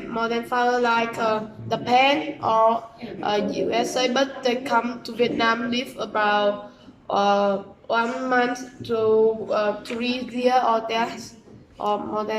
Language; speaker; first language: English; non-native, learner; Vietnamese